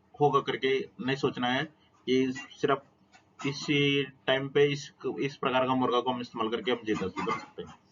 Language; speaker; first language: Hindi; non-native, local second language; Telugu